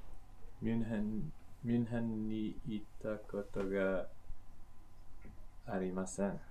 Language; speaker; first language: Japanese; non-native, learner; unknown